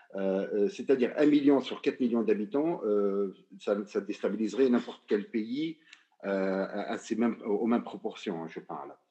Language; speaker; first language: French; non-native, local second language; Arabic